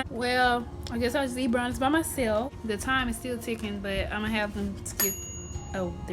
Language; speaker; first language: English; native; English